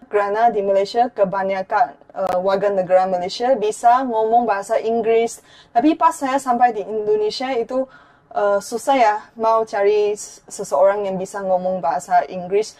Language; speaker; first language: Indonesian; non-native, fluent; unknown